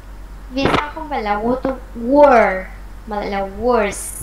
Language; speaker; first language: Vietnamese; native; Vietnamese